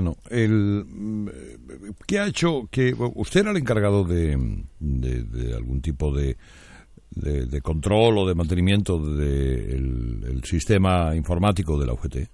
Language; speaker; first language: Spanish; native; Spanish